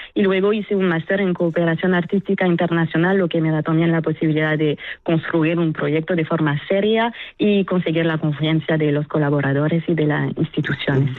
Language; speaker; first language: Spanish; non-native, fluent; French